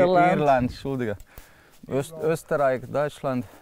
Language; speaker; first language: German; non-native, learner; Hungarian